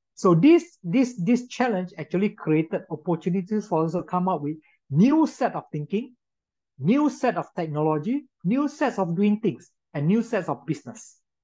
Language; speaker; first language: English; non-native, local second language; Min Nan Chinese